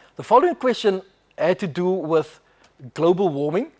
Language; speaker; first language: English; non-native, local second language; Afrikaans